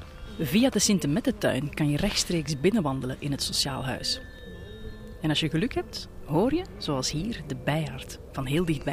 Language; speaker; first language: Dutch; native; Dutch